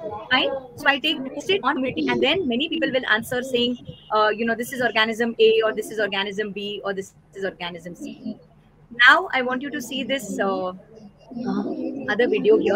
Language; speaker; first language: English; non-native, local second language; Hindi